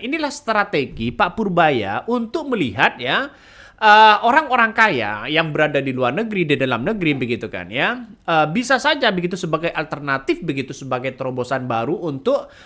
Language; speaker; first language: Indonesian; native; Indonesian